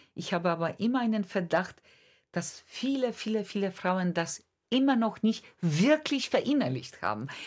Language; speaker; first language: German; non-native, fluent; Polish